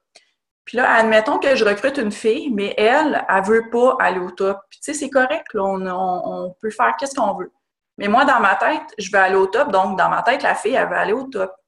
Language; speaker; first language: French; native; French